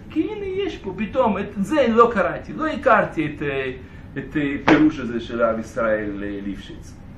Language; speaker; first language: Hebrew; non-native, fluent; Russian